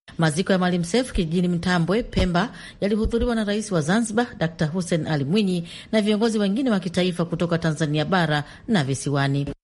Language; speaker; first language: Swahili; native; Swahili